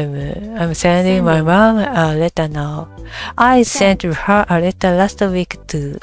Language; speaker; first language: English; non-native, learner; Japanese